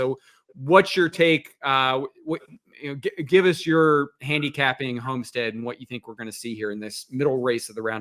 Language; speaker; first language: English; native; English